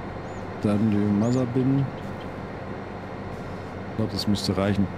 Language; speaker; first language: German; native; German